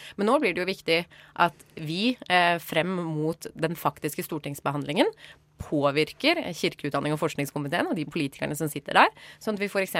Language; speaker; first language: Norwegian; native; Norwegian